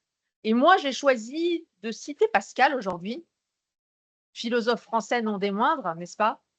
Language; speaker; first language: French; native; French